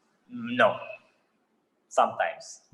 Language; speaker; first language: English; non-native, fluent; Arabic